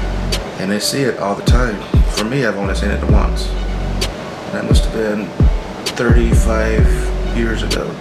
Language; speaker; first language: English; native; English